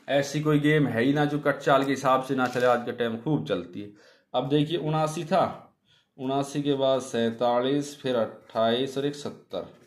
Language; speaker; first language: Hindi; native; Hindi